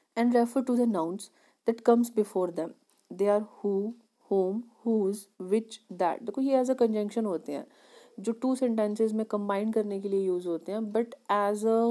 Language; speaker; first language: Hindi; native; Hindi